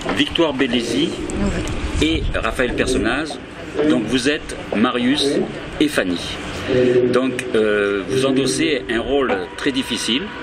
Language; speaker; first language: French; native; French